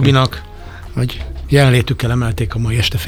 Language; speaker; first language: Hungarian; native; Hungarian